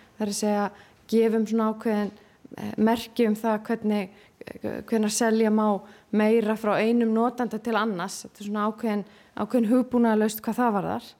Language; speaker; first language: Icelandic; native; Icelandic